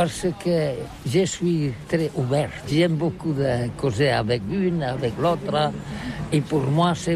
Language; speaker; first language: French; non-native, learner; Catalan